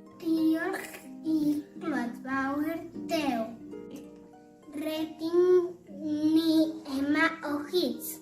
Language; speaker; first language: Welsh; non-native, learner; Spanish